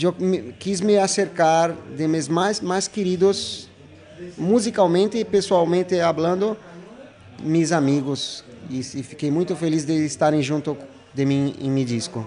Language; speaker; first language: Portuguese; non-native, learner; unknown